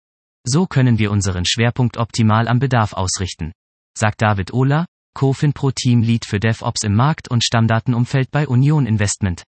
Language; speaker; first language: German; native; German